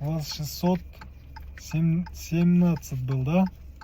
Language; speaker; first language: Russian; non-native, learner; Kyrgyz